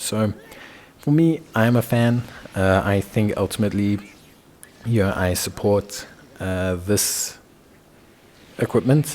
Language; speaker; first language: English; native; English